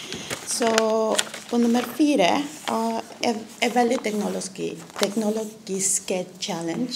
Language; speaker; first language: Norwegian; non-native, learner; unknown